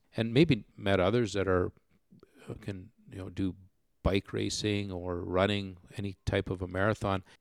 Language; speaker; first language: English; native; English